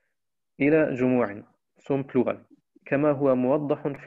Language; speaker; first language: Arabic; non-native, fluent; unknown